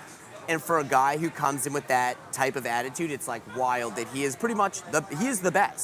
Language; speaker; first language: English; native; English